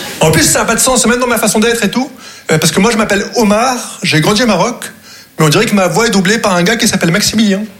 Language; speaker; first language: French; non-native, local second language; Arabic